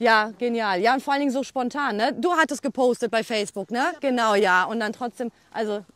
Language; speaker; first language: German; native; German